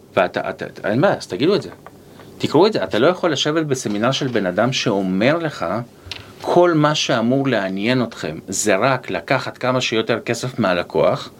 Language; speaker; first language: Hebrew; native; Hebrew